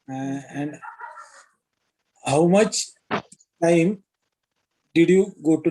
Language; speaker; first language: English; non-native, learner; Marathi